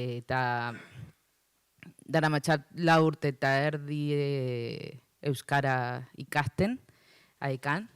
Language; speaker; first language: Basque; non-native, learner; Spanish